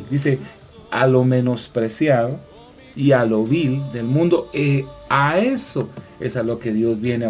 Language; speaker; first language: Spanish; native; Spanish